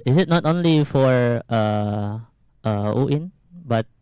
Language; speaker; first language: English; non-native, learner; Indonesian